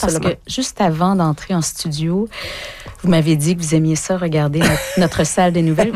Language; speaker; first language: French; native; French